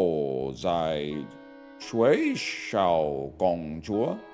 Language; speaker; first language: Chinese; non-native, learner; English